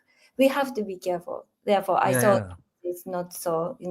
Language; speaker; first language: English; non-native, learner; Japanese